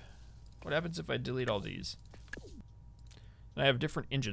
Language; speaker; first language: English; native; English